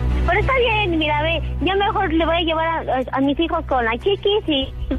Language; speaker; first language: Spanish; native; Spanish